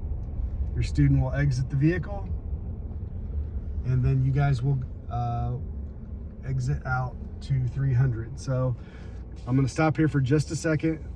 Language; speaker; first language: English; native; English